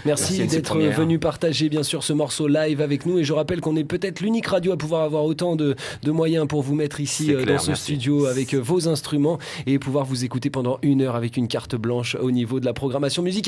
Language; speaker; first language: French; native; French